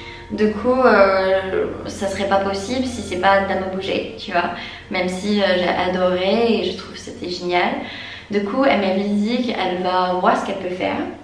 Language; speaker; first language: French; non-native, fluent; English